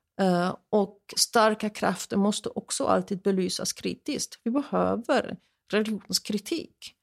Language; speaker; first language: Swedish; non-native, fluent; German